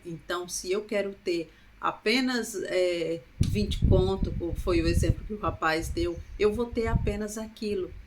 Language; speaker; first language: Portuguese; native; Portuguese